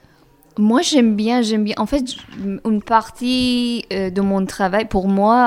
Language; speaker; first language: French; non-native, fluent; Persian